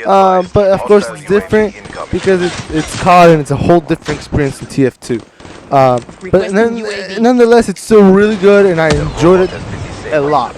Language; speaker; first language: English; native; English